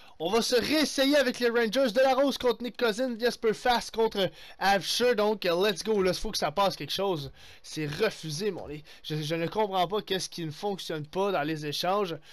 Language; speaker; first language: French; native; French